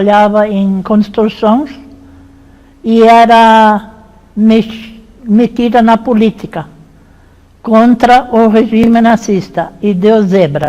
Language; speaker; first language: Portuguese; early bilingual, other home language; German